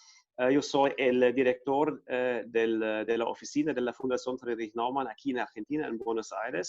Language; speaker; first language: Spanish; non-native, fluent; German